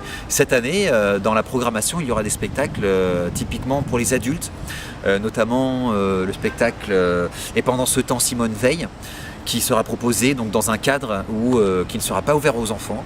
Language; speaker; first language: French; native; French